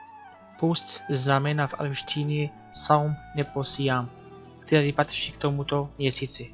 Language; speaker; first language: Czech; non-native, learner; Arabic